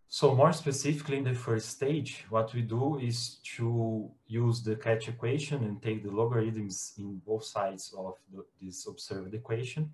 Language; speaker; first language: English; non-native, fluent; Portuguese